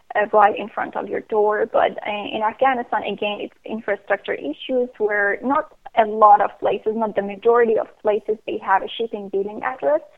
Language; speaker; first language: English; non-native, fluent; Persian